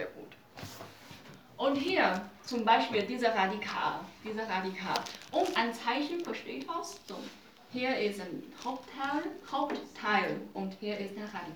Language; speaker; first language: German; non-native, learner; Chinese